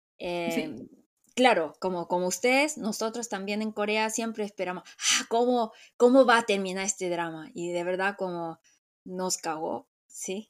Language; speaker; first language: Spanish; non-native, fluent; Korean